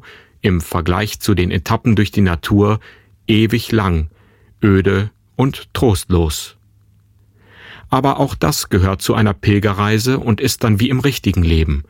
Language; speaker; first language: German; native; German